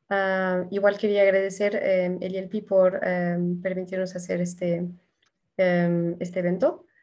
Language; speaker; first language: Spanish; non-native, fluent; French